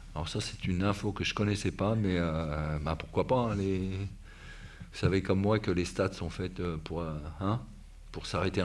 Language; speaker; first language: French; native; French